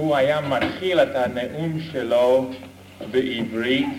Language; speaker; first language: Hebrew; non-native, fluent; English